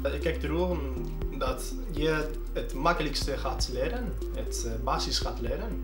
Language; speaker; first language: Dutch; non-native, fluent; Spanish